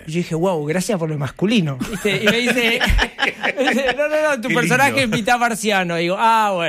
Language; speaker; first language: Spanish; native; Spanish